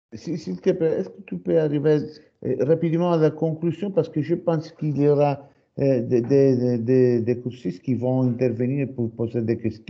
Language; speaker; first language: French; non-native, fluent; Italian